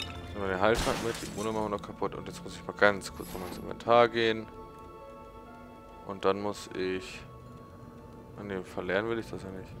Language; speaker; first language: German; native; German